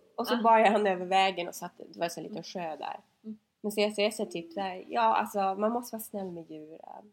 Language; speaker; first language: Swedish; native; Swedish